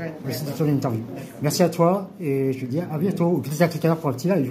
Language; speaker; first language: French; native; French